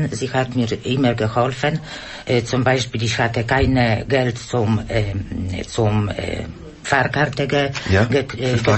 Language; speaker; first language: German; non-native, learner; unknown